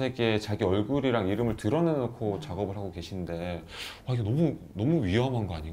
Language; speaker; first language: Korean; native; Korean